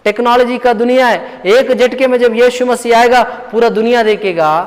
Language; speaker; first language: Hindi; non-native, local second language; Telugu